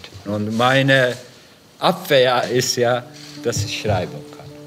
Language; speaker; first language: German; non-native, fluent; Turkish